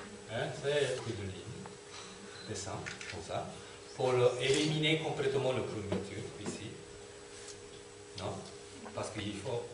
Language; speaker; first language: French; non-native, fluent; Turkish